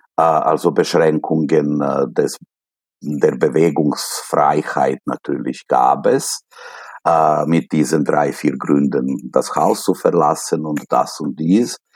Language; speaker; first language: German; non-native, fluent; Serbian